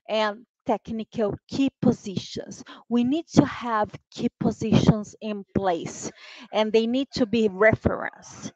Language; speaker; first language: English; non-native, fluent; Portuguese